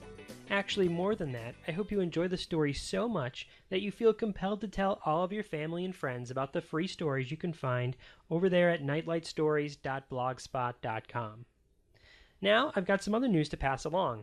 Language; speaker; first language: English; native; English